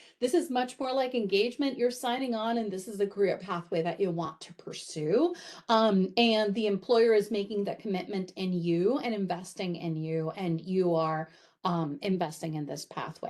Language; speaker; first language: English; native; English